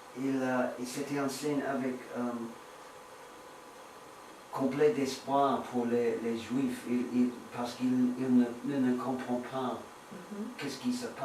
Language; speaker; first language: French; non-native, learner; English